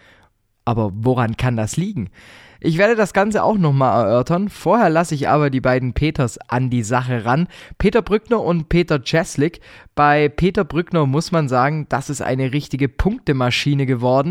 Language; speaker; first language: German; native; German